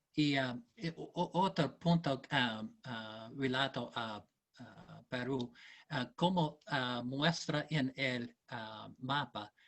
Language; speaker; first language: Spanish; non-native, learner; English